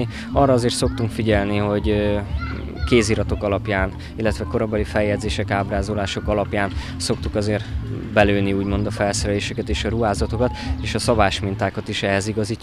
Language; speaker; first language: Hungarian; native; Hungarian